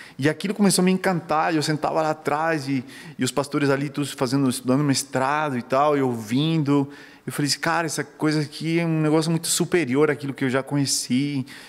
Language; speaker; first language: Portuguese; non-native, fluent; Spanish